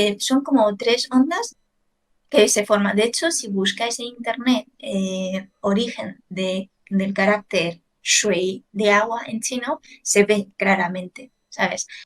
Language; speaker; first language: Spanish; early bilingual, other home language; Chinese